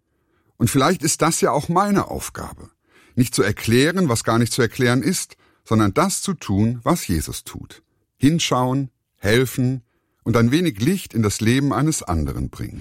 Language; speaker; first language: German; native; German